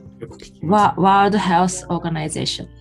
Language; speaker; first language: English; non-native, learner; Japanese